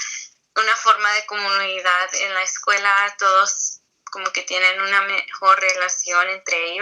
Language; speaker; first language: Spanish; early bilingual, heritage; Spanish